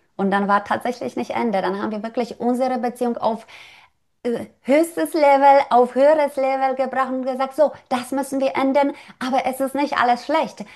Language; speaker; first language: German; non-native, fluent; Polish